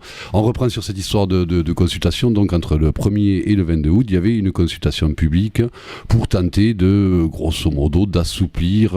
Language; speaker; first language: French; native; French